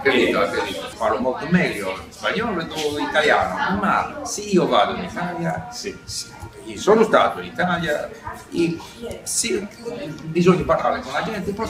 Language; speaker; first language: Italian; non-native, learner; English